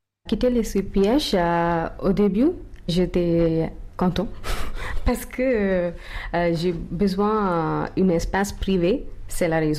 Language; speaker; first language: French; non-native, learner; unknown